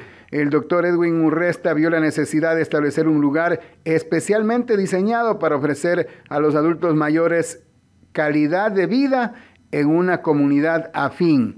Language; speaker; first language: Spanish; native; Spanish